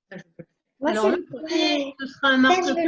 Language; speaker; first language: French; native; French